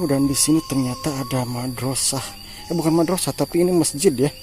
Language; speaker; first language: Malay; non-native, local second language; Sundanese